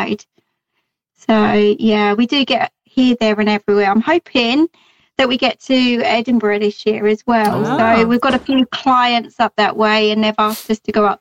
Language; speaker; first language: English; native; English